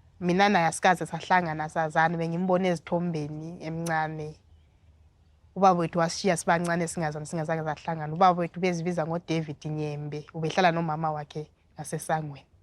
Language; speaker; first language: Zulu; native; Zulu